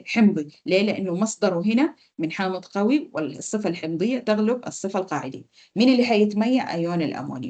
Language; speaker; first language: Arabic; native; Arabic